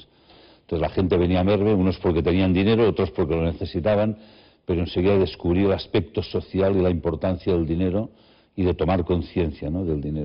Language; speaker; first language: Spanish; native; Spanish